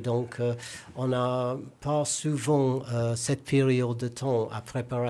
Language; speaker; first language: French; non-native, learner; English